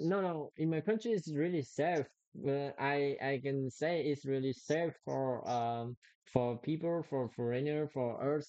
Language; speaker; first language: English; non-native, learner; Vietnamese